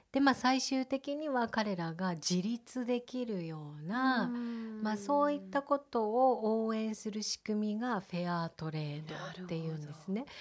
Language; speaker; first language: Japanese; native; Japanese